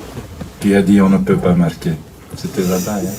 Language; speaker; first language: French; non-native, fluent; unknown